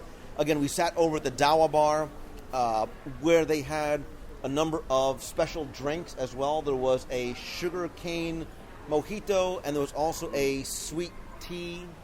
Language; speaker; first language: English; native; English